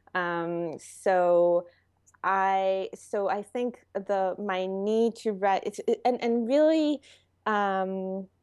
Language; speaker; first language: English; non-native, fluent; Hebrew